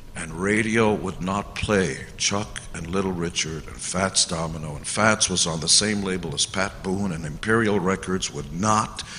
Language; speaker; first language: English; early bilingual, other home language; Hungarian